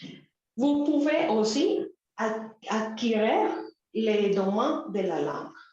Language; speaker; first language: French; non-native, learner; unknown